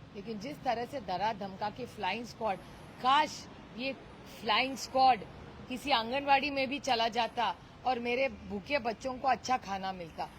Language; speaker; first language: Hindi; non-native, local second language; Marathi